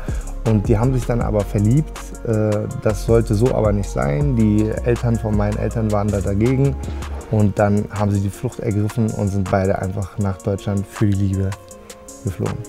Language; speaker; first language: German; early bilingual, other home language; Turkish